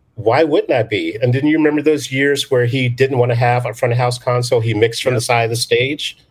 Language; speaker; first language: English; native; English